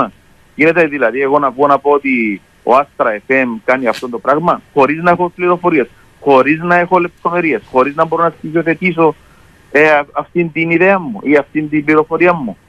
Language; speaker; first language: Greek; native; Greek